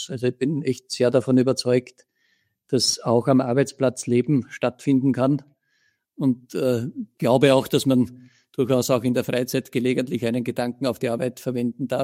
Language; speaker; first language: German; native; German